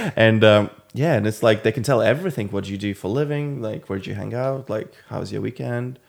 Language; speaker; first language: English; non-native, fluent; Latvian